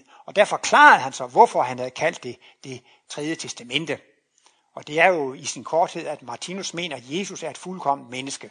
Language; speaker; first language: Danish; native; Danish